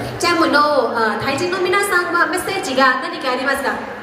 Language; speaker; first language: Japanese; non-native, learner; Thai